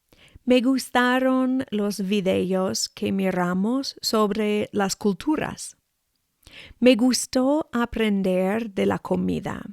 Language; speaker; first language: Spanish; non-native, fluent; English